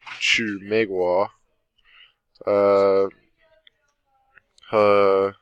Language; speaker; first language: Chinese; non-native, learner; English